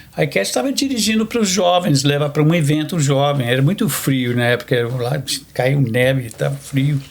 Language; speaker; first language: Portuguese; non-native, fluent; English